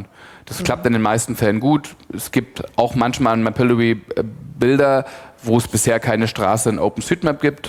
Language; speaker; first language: German; native; German